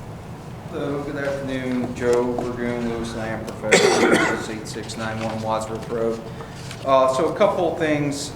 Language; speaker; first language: English; native; English